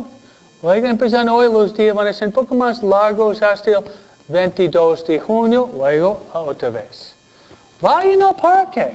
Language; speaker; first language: Spanish; non-native, fluent; English